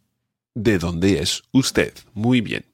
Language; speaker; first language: Spanish; non-native, fluent; English